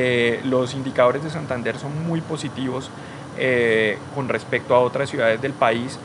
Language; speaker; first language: Spanish; native; Spanish